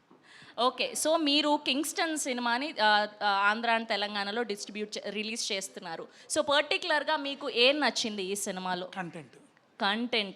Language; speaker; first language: Telugu; native; Telugu